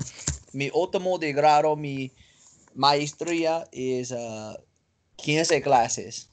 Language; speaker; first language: Spanish; non-native, learner; English